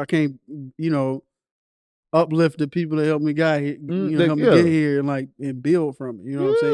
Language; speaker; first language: English; native; English